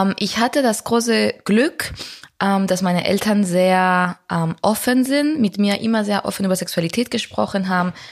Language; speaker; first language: German; non-native, fluent; Spanish